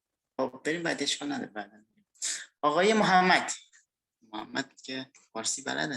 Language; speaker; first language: Persian; non-native, fluent; Indonesian